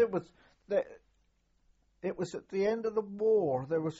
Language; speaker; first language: English; native; English